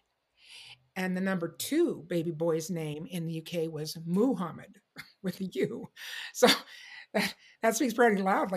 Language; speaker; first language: English; native; English